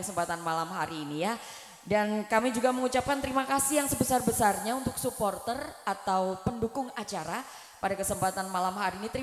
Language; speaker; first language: Indonesian; non-native, local second language; Javanese